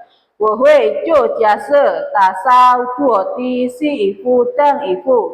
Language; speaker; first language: Chinese; non-native, learner; Indonesian